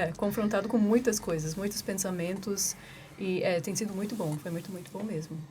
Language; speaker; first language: Portuguese; non-native, fluent; English